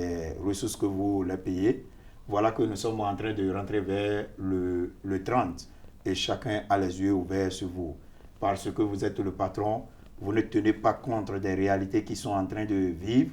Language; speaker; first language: French; non-native, fluent; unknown